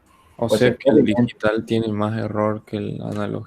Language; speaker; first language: Spanish; native; Spanish